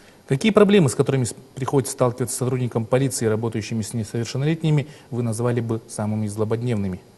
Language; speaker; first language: Russian; native; Russian